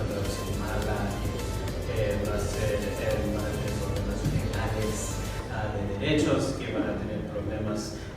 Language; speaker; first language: Spanish; non-native, fluent; English